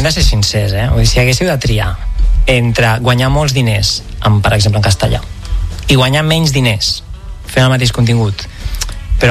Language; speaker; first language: Catalan; native; Catalan